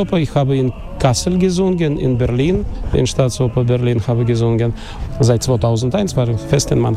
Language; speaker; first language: German; non-native, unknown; Russian